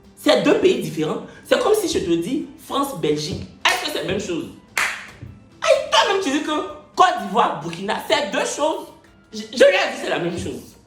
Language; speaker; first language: French; native; French